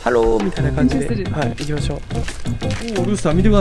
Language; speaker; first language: Japanese; native; Japanese